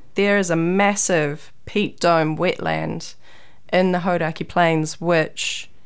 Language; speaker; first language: English; native; English